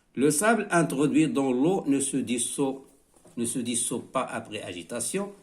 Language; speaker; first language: French; non-native, local second language; Arabic